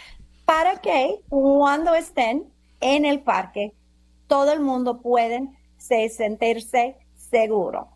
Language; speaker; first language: Spanish; non-native, fluent; English